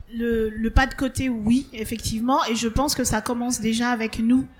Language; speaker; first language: French; native; French